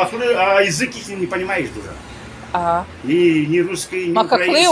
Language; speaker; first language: Russian; early bilingual, heritage; Russian